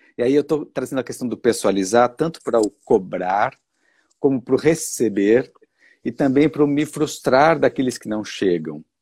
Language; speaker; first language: Portuguese; native; Portuguese